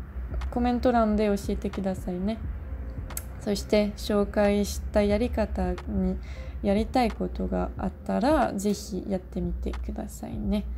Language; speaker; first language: Japanese; non-native, learner; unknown